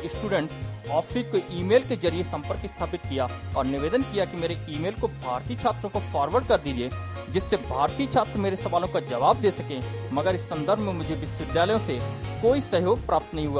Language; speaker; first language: Hindi; native; Hindi